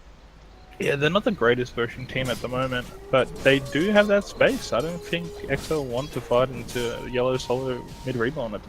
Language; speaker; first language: English; native; English